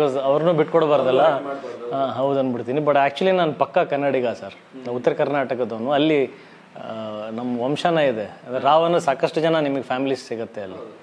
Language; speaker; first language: Kannada; native; Kannada